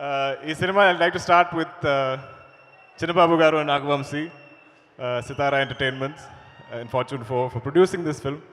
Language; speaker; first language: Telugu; non-native, learner; Malayalam